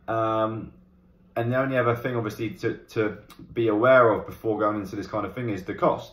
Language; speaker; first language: English; native; English